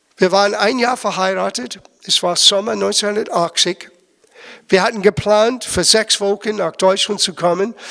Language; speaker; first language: German; non-native, fluent; English